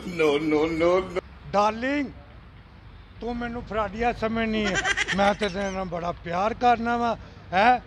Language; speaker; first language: Punjabi; native; Punjabi